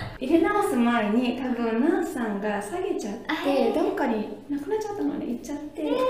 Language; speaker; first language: Japanese; native; Japanese